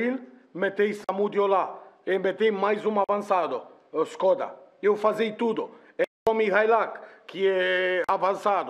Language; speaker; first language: Portuguese; non-native, learner; Romanian